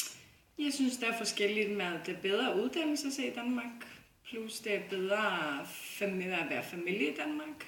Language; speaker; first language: Danish; non-native, fluent; Icelandic